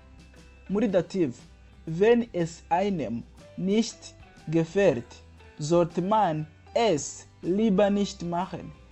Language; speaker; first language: German; non-native, learner; Kinyarwanda